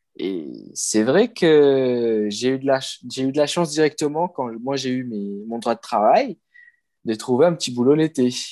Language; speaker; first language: French; non-native, local second language; Morisyen